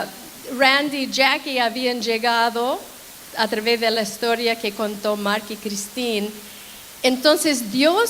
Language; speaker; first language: Spanish; non-native, fluent; English